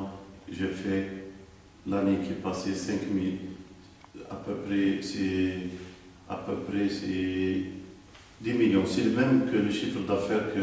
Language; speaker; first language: French; non-native, local second language; Arabic